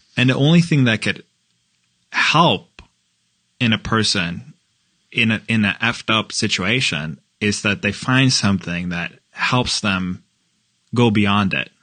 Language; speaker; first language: English; non-native, fluent; Norwegian